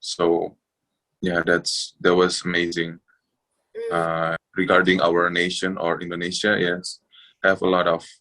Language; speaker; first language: English; non-native, fluent; Indonesian